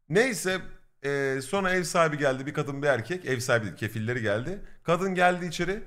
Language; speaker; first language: Turkish; native; Turkish